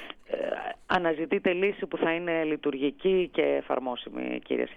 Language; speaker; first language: Greek; native; Greek